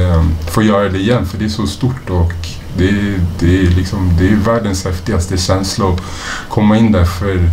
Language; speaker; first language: Swedish; native; Swedish